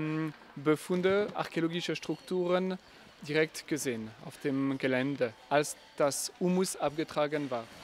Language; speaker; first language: German; non-native, fluent; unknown